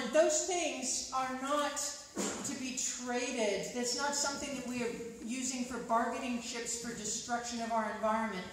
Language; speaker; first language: English; native; English